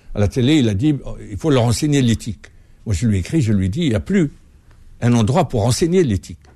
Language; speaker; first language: French; non-native, local second language; Arabic